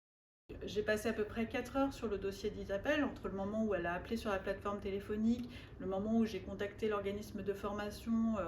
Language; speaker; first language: French; native; French